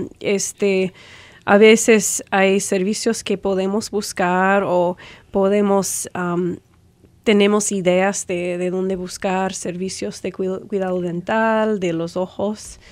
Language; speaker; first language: Spanish; non-native, fluent; English